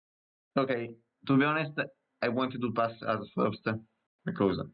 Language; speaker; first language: English; non-native, learner; Italian